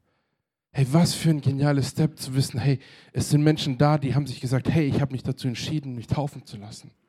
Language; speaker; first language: German; native; German